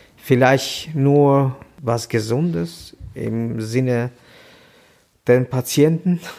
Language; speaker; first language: German; non-native, fluent; Albanian